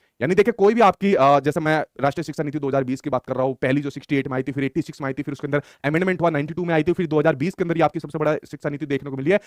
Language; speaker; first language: Hindi; native; Hindi